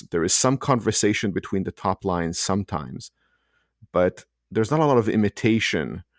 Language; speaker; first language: English; early bilingual, other home language; Hebrew